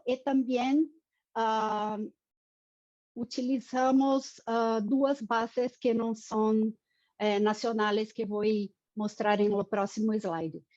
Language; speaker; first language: Spanish; non-native, fluent; Portuguese